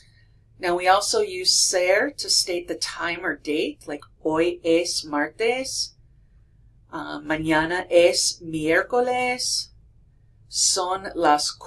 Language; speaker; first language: Spanish; non-native, fluent; English